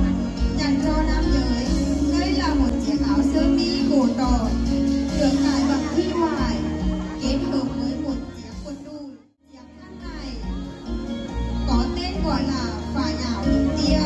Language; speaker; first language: Vietnamese; native; Vietnamese